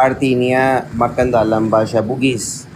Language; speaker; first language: Indonesian; non-native, learner; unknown